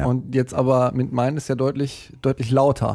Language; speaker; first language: German; native; German